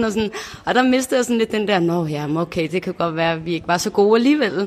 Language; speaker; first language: Danish; native; Danish